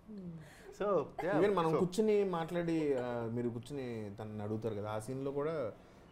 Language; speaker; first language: Telugu; native; Telugu